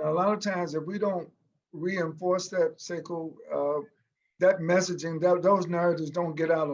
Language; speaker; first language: English; native; English